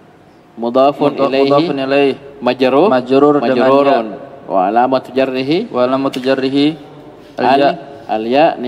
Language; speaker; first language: Arabic; non-native, fluent; Indonesian